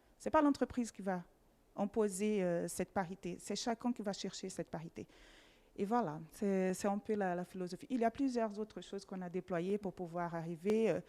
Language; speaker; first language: French; non-native, fluent; Portuguese